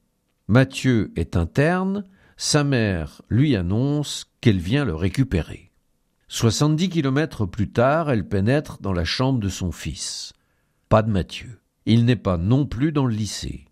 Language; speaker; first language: French; native; French